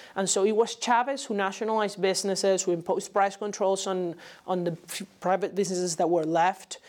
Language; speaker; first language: English; non-native, fluent; Spanish